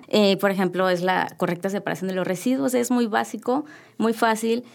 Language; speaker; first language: Spanish; native; Spanish